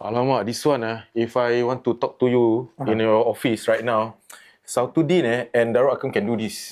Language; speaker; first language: English; non-native, local second language; Malay